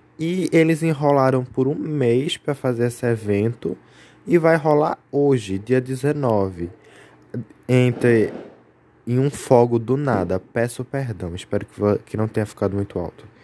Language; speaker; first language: Portuguese; native; Portuguese